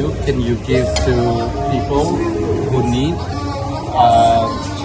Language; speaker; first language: English; non-native, learner; Indonesian